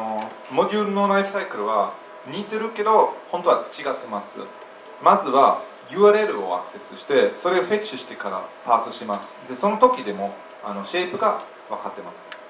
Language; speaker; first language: Japanese; non-native, fluent; English